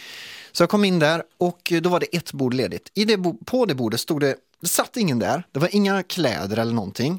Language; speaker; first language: Swedish; native; Swedish